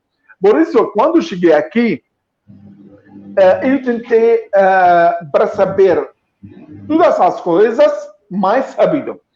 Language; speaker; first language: Portuguese; non-native, fluent; Arabic